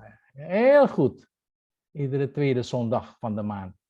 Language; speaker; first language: Dutch; non-native, fluent; Indonesian